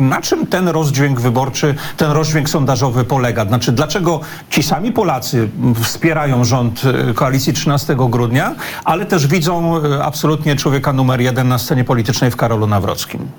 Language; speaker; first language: Polish; native; Polish